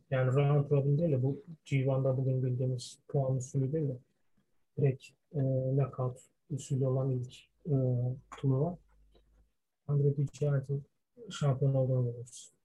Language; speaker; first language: Turkish; early bilingual, heritage; Turkish